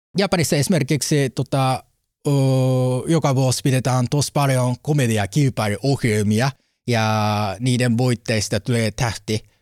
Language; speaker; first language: Finnish; non-native, learner; Japanese